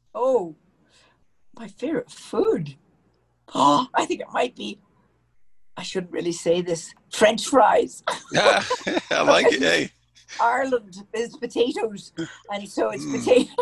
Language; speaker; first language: English; native; English